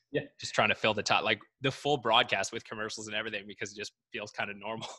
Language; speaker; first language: English; native; English